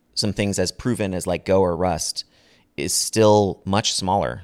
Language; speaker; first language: English; native; English